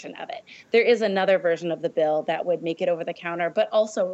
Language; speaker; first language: English; native; English